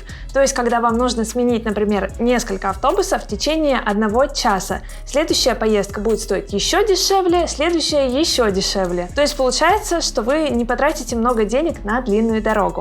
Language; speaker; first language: Russian; native; Russian